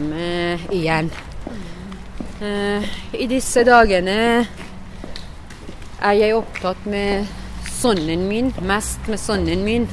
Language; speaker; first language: Norwegian; non-native, learner; Persian